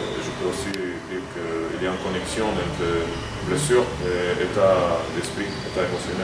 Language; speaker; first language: French; non-native, fluent; Croatian